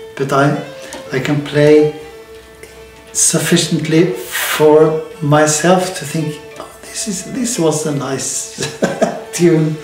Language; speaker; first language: English; non-native, fluent; Norwegian